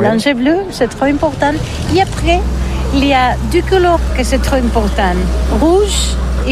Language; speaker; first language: French; non-native, learner; Catalan